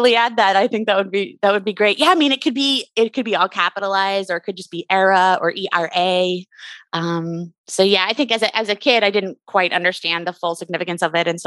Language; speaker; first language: English; native; English